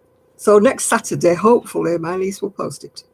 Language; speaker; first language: English; native; English